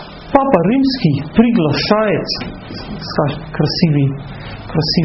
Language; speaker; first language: Russian; non-native, fluent; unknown